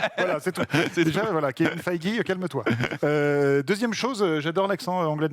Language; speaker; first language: French; native; French